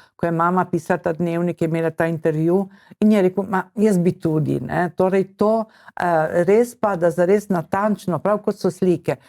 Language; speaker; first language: Slovenian; early bilingual, heritage; Slovenian